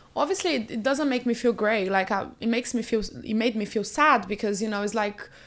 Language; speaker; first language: English; early bilingual, other home language; Portuguese